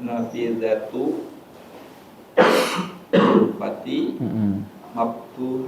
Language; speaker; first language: Arabic; non-native, learner; Indonesian